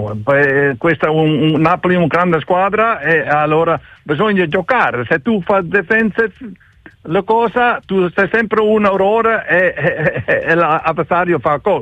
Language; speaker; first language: Italian; non-native, learner; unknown